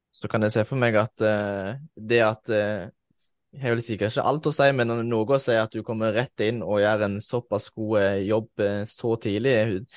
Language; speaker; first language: Norwegian; native; Norwegian